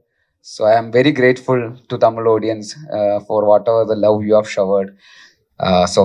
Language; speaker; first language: Tamil; non-native, local second language; Malayalam